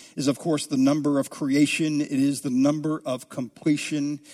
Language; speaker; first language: English; native; English